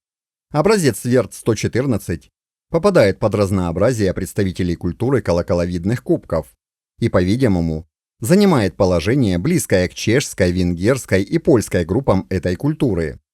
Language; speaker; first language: Russian; native; Russian